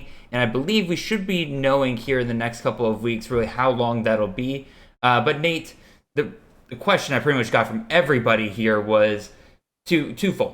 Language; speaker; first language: English; native; English